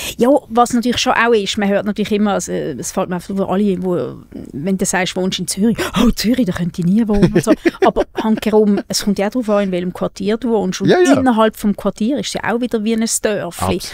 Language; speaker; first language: German; native; German